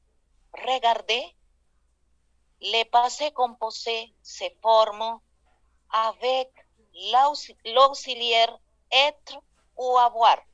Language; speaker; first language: French; non-native, fluent; Spanish